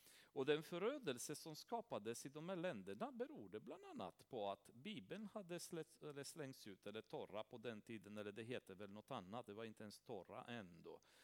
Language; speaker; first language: Swedish; non-native, fluent; Romanian